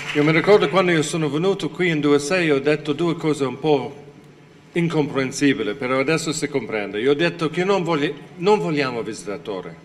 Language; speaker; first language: Italian; non-native, fluent; English